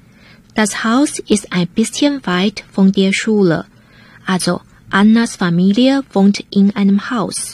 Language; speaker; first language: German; non-native, fluent; Chinese